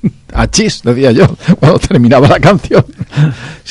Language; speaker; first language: Spanish; native; Spanish